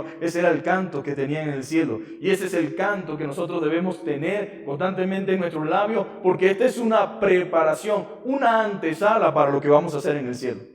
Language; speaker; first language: Spanish; native; Spanish